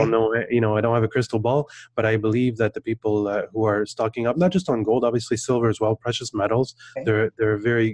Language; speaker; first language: English; non-native, fluent; French